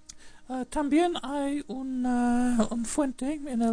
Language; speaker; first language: Spanish; non-native, fluent; English